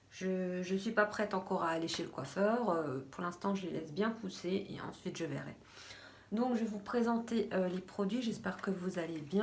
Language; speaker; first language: French; native; French